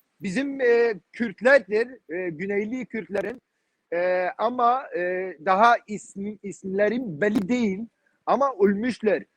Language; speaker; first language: Turkish; non-native, learner; Kurdish